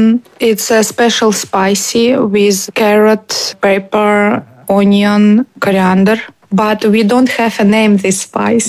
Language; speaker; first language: English; non-native, learner; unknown